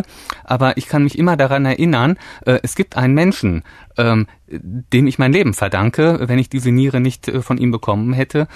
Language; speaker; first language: German; native; German